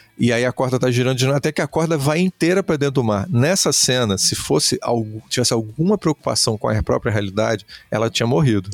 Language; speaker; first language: Portuguese; native; Portuguese